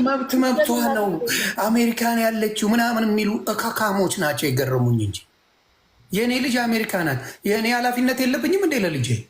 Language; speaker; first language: Amharic; non-native, local second language; Tigrinya